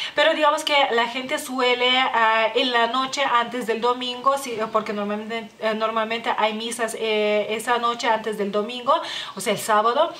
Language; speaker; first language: Spanish; non-native, fluent; Lithuanian